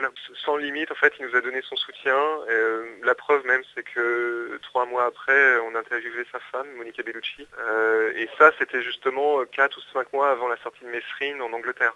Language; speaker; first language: French; native; French